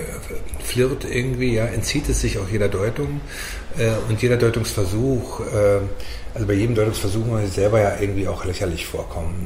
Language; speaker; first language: German; native; German